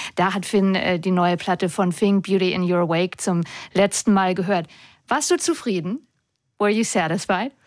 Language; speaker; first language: German; native; German